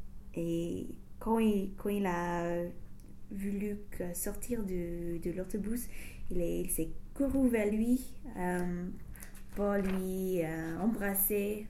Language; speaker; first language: French; non-native, fluent; English